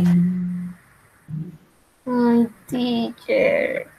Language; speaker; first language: English; non-native, learner; Spanish